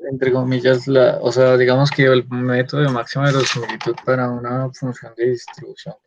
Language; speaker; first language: Spanish; native; Spanish